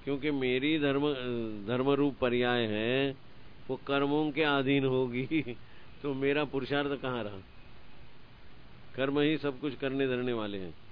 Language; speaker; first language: Hindi; non-native, local second language; Gujarati